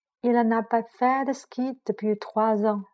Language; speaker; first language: French; non-native, fluent; Chinese